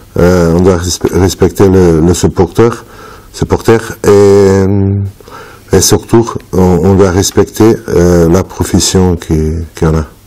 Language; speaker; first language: French; non-native, fluent; Portuguese